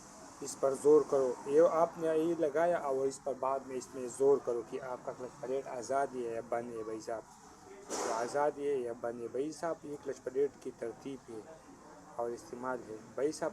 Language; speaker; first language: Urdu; non-native, local second language; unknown